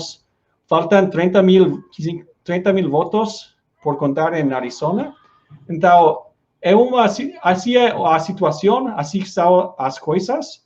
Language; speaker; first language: Portuguese; non-native, learner; Spanish